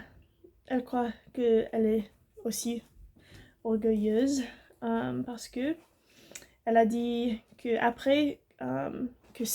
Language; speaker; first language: French; non-native, learner; English